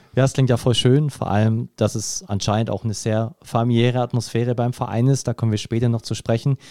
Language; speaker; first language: German; native; German